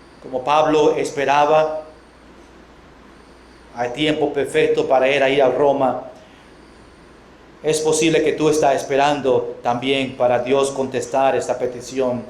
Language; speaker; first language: Spanish; non-native, fluent; English